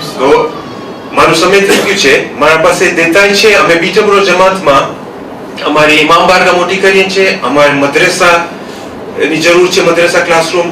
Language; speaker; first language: Gujarati; early bilingual, heritage; Gujarati